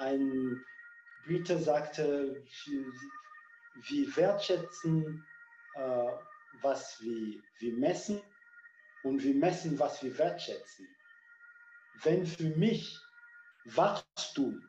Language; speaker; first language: German; non-native, fluent; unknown